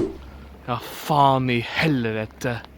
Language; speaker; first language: Norwegian; non-native, learner; German